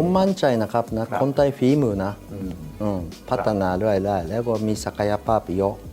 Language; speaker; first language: Thai; non-native, learner; Japanese